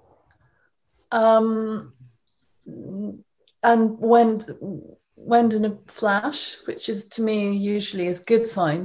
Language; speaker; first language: English; native; English